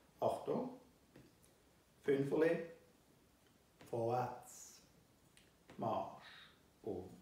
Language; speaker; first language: German; native; German